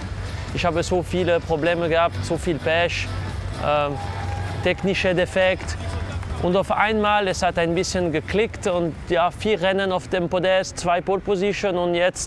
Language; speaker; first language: German; non-native, local second language; French